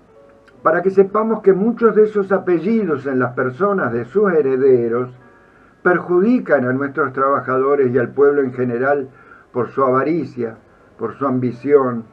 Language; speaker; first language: Spanish; native; Spanish